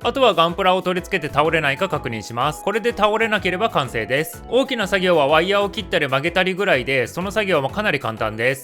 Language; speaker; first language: Japanese; native; Japanese